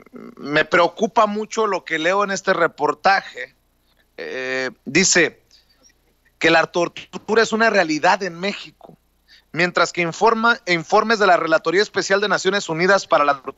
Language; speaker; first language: Spanish; native; Spanish